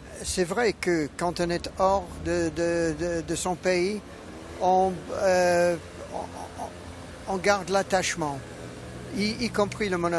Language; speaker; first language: French; non-native, fluent; English